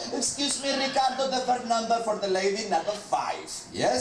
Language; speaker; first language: English; non-native, learner; Spanish